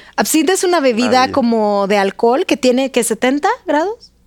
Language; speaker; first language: Spanish; non-native, fluent; Russian